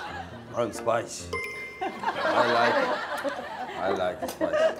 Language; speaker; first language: English; non-native, learner; Korean